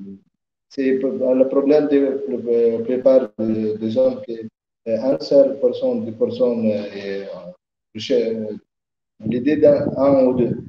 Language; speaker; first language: French; non-native, learner; Arabic